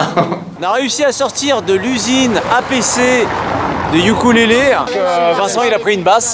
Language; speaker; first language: French; native; French